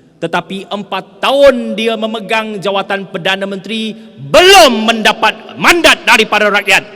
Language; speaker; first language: Malay; non-native, local second language; Chinese